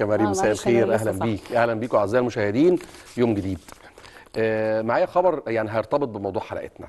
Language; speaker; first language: Arabic; native; Arabic